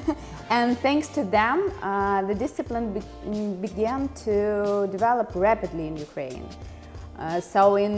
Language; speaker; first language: English; non-native, fluent; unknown